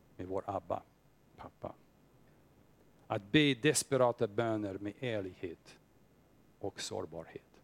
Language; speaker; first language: Swedish; non-native, fluent; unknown